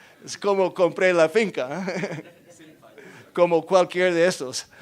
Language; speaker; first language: Spanish; non-native, fluent; English